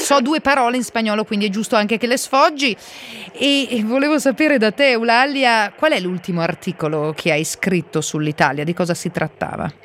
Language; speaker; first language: Italian; native; Italian